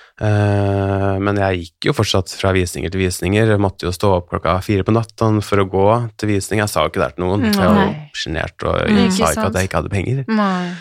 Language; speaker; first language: Norwegian; native; Norwegian